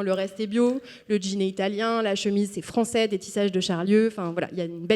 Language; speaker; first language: French; native; French